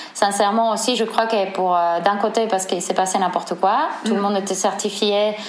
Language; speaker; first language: French; non-native, fluent; Spanish